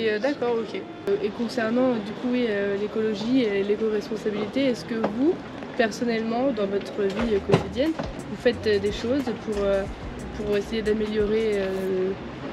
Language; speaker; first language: French; native; French